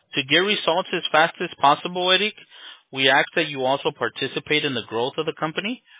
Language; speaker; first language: English; early bilingual, other home language; Spanish